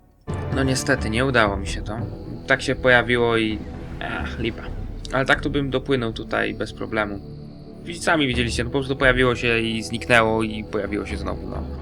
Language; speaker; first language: Polish; native; Polish